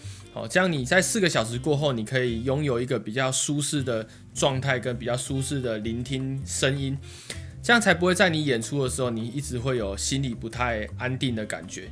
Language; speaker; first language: Chinese; native; Chinese